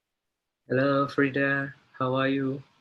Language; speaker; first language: English; non-native, fluent; Indonesian